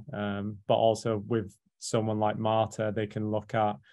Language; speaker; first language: English; native; English